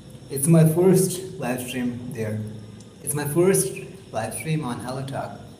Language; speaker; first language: English; non-native, local second language; Hindi